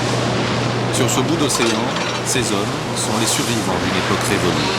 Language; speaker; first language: French; native; French